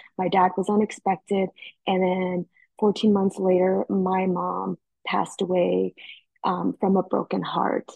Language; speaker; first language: English; native; English